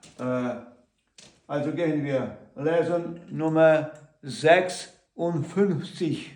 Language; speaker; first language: German; non-native, learner; Ukrainian